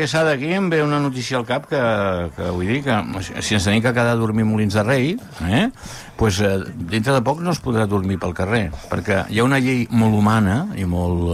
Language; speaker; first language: Catalan; native; Catalan